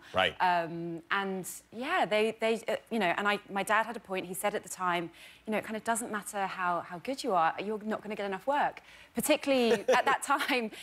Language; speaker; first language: English; native; English